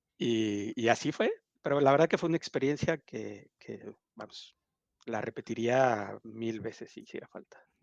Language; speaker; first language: Spanish; native; Spanish